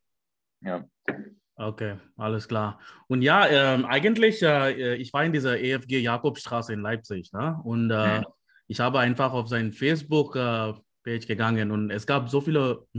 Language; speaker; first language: German; non-native, fluent; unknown